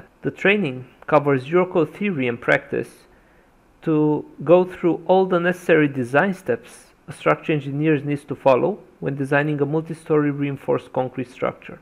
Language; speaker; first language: English; non-native, fluent; Romanian